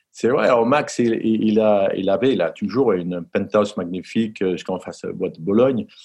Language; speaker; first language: French; non-native, fluent; English